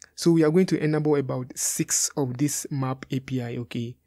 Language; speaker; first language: English; non-native, local second language; Akan